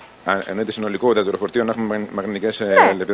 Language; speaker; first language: Greek; native; Greek